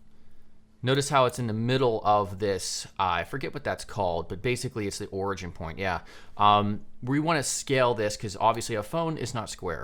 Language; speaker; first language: English; native; English